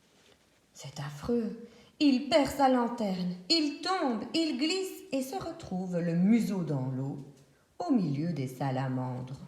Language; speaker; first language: French; native; French